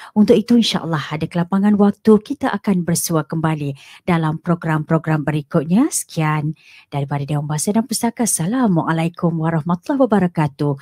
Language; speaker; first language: Malay; native; Malay